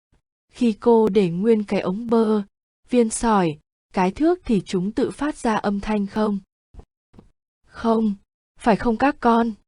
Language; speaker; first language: Vietnamese; native; Vietnamese